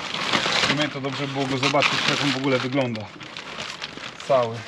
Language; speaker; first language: Polish; native; Polish